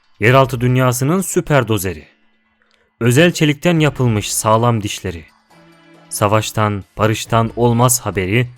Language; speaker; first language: Turkish; native; Turkish